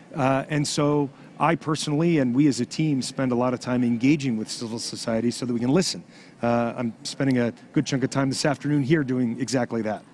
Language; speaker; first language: English; native; English